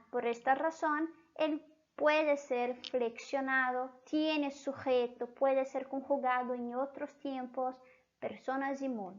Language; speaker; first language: Spanish; non-native, fluent; Portuguese